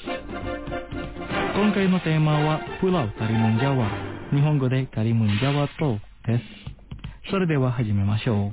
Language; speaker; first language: Japanese; non-native, fluent; Indonesian